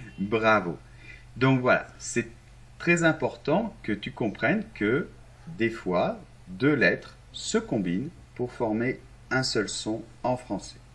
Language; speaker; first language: French; non-native, fluent; Arabic